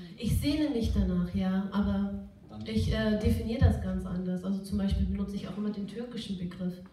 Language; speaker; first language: German; non-native, local second language; Turkish